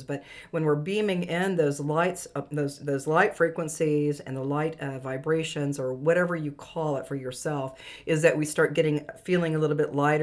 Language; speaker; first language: English; native; English